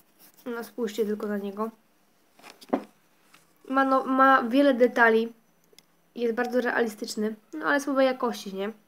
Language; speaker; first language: Polish; native; Polish